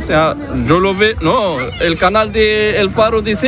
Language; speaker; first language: Spanish; non-native, learner; Arabic